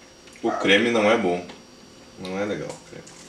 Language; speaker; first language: Portuguese; native; Portuguese